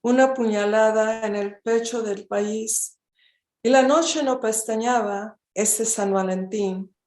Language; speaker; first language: Spanish; early bilingual, heritage; Spanish